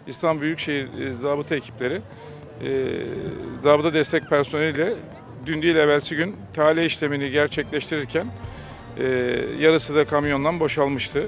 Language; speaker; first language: Turkish; native; Turkish